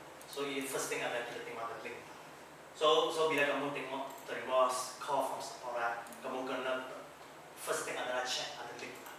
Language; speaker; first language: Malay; non-native, local second language; Chinese